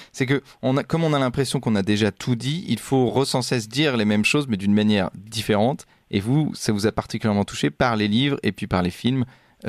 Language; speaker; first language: French; native; French